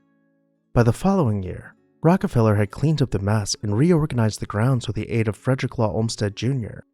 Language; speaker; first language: English; native; English